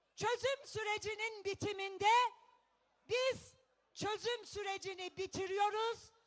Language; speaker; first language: Turkish; native; Turkish